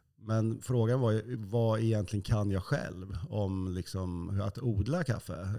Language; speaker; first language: Swedish; native; Swedish